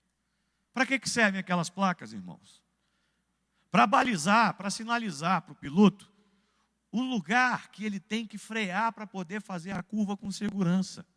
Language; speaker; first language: Portuguese; native; Portuguese